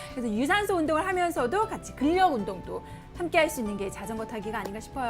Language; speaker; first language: Korean; native; Korean